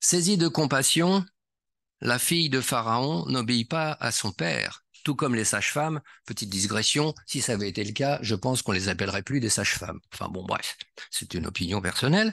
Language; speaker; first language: French; native; French